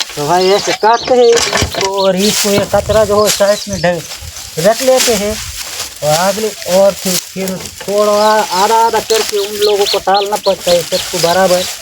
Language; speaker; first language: Hindi; non-native, local second language; Marathi